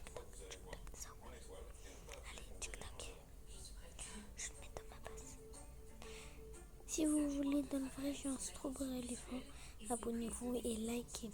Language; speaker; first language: French; native; French